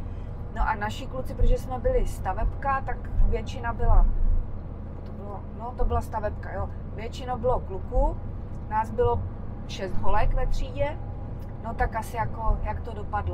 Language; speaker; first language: Czech; native; Czech